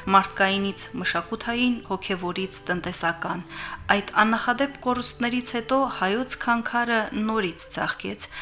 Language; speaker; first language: Armenian; native; Armenian